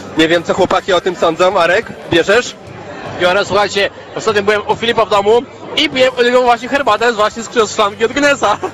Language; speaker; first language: Polish; native; Polish